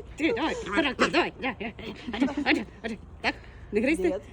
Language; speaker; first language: Ukrainian; native; Ukrainian